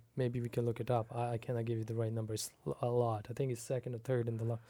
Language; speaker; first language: English; non-native, local second language; Punjabi